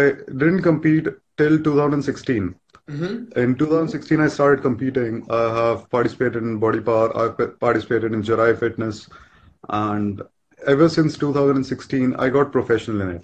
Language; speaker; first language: English; non-native, local second language; Hindi